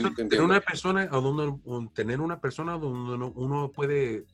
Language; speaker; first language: Spanish; early bilingual, heritage; Spanish